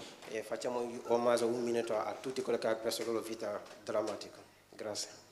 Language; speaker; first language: Italian; non-native, fluent; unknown